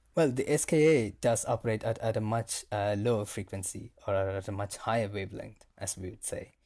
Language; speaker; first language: English; non-native, local second language; Tamil